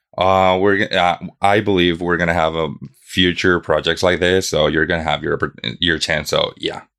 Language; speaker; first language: English; non-native, fluent; Spanish